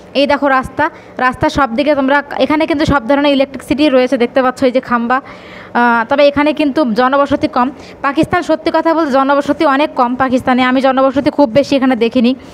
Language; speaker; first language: Bangla; native; Bangla